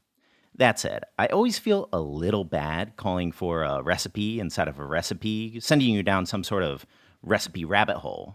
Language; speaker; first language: English; native; English